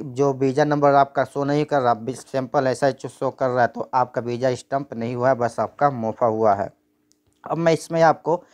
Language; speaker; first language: Hindi; native; Hindi